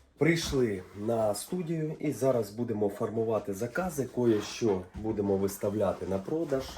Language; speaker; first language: Ukrainian; non-native, local second language; Russian